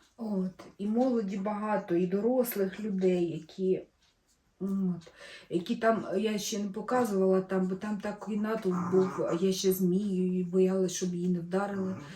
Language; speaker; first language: Ukrainian; native; Ukrainian